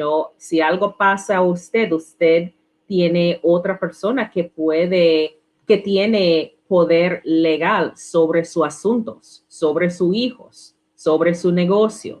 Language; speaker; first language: Spanish; non-native, learner; English